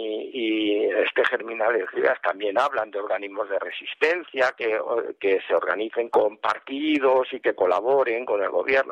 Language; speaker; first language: Spanish; native; Spanish